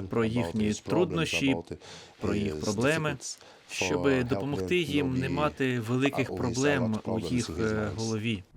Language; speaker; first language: Ukrainian; early bilingual, heritage; Portuguese